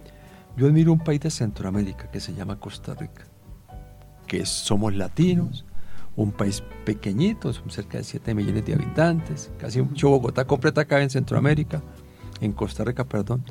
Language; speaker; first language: Spanish; native; Spanish